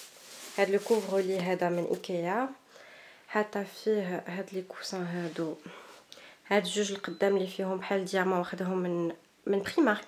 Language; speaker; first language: Arabic; early bilingual, heritage; Arabic